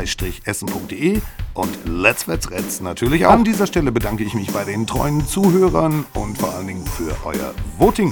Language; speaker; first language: German; native; German